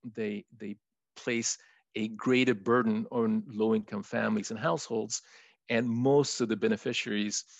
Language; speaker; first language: English; non-native, fluent; Spanish